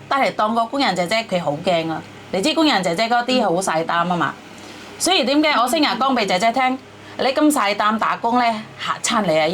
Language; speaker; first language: Cantonese; non-native, fluent; Indonesian